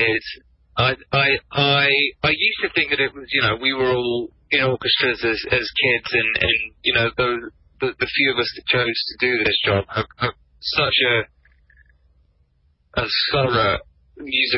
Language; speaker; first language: English; native; English